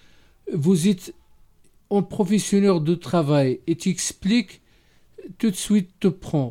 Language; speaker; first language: French; non-native, learner; Arabic